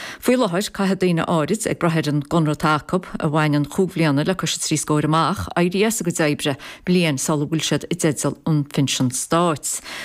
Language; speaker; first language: Irish; native; Irish